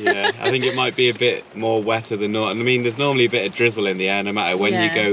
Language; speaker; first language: English; native; English